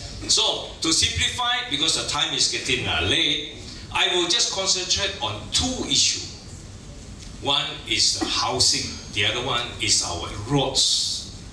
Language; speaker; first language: English; non-native, local second language; Chinese